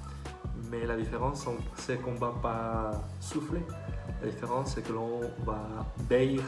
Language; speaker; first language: French; non-native, fluent; Spanish